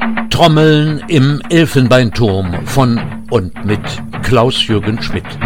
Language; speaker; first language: German; native; German